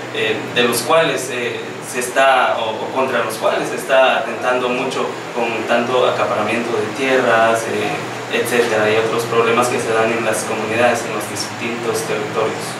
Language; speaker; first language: Spanish; native; Spanish